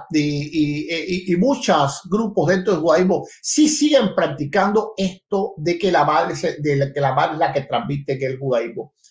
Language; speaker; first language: Spanish; native; Spanish